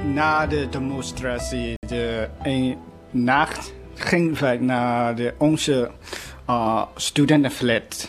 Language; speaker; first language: Dutch; non-native, learner; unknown